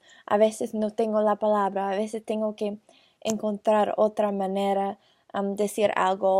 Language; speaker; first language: Spanish; non-native, learner; English